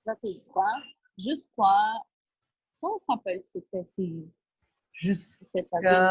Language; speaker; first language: French; non-native, learner; Portuguese